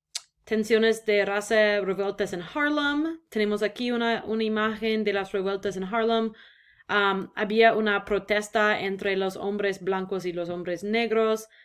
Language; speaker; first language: Spanish; non-native, fluent; English